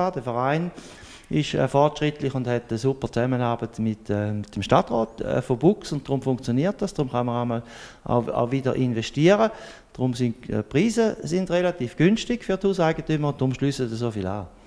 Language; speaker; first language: German; native; German